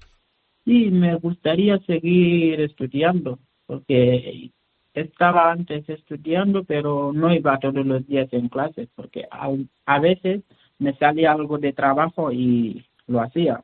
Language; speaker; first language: Spanish; non-native, learner; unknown